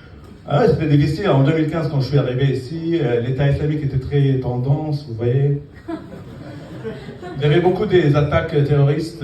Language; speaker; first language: French; non-native, fluent; Arabic